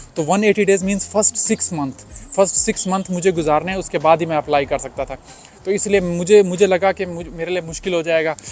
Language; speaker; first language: Urdu; non-native, local second language; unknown